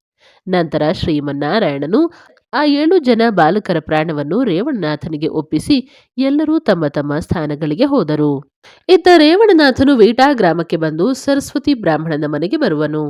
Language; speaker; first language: Kannada; native; Kannada